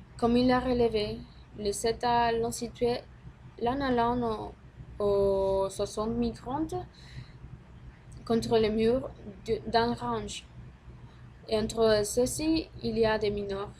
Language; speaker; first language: French; non-native, learner; Spanish